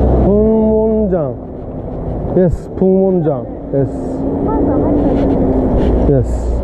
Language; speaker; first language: Japanese; native; Japanese